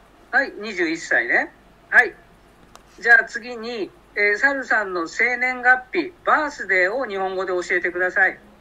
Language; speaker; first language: Japanese; native; Japanese